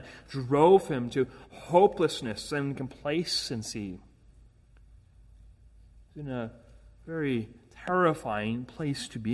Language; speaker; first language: English; native; English